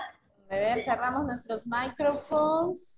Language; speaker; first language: Spanish; native; Spanish